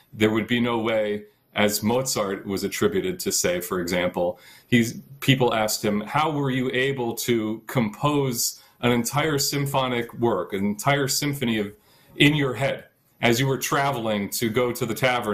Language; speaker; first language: English; native; English